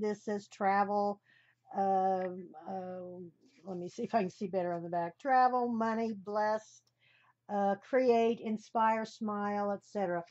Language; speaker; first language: English; native; English